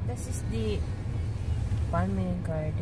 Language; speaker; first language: German; non-native, learner; Filipino